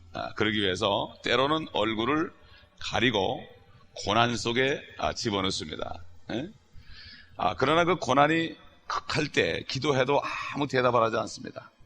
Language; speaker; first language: Korean; native; Korean